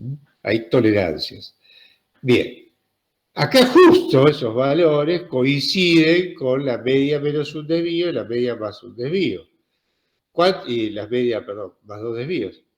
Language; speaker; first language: Spanish; native; Spanish